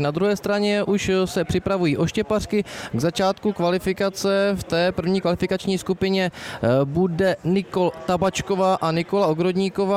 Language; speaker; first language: Czech; native; Czech